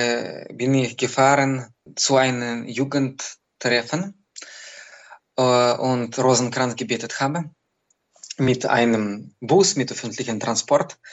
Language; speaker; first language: German; non-native, fluent; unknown